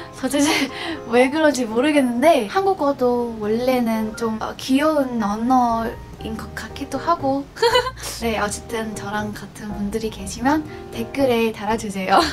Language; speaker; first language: Korean; non-native, fluent; Vietnamese